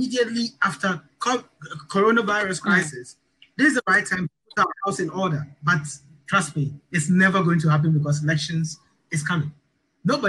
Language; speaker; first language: English; non-native, local second language; Ga